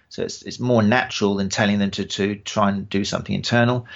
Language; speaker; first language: English; native; English